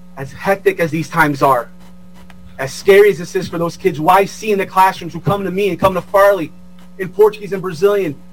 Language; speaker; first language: English; early bilingual, other home language; Portuguese